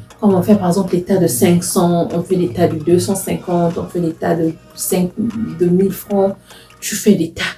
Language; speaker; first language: French; non-native, local second language; Lingala